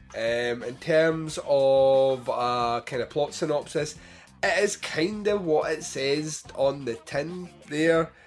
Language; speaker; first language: English; native; English